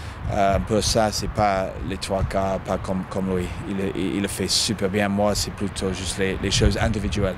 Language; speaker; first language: French; non-native, fluent; English